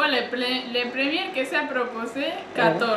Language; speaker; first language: French; non-native, learner; Spanish